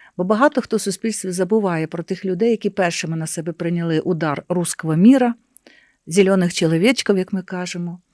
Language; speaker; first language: Ukrainian; native; Ukrainian